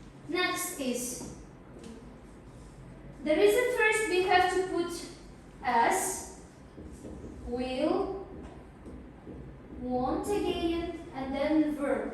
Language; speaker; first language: English; non-native, fluent; Uzbek